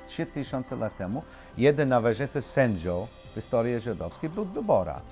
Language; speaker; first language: Polish; non-native, learner; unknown